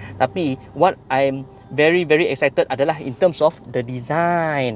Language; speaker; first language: English; non-native, local second language; Malay